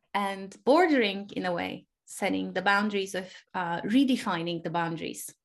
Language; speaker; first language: English; non-native, fluent; Turkish